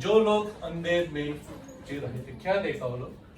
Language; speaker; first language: Hindi; non-native, local second language; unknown